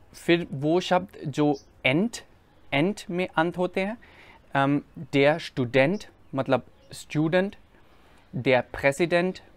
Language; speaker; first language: Hindi; non-native, fluent; German